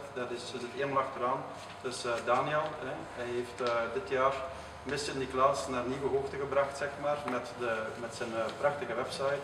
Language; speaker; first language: Dutch; native; Dutch